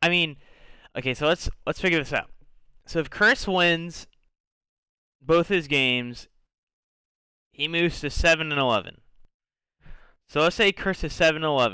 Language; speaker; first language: English; native; English